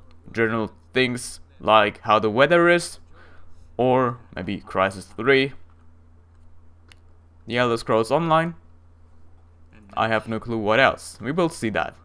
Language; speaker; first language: English; non-native, fluent; German